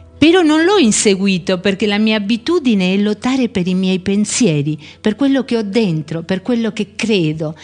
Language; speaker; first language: Italian; early bilingual, heritage; Spanish